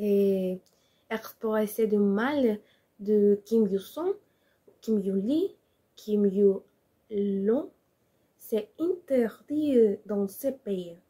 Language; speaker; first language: French; non-native, learner; Spanish